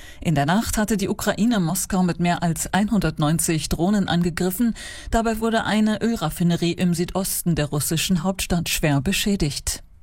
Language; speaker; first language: German; native; German